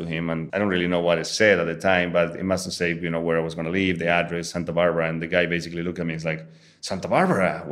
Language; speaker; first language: English; non-native, fluent; Spanish